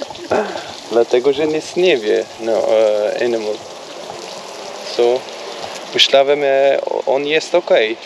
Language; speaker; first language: Polish; non-native, learner; Turkish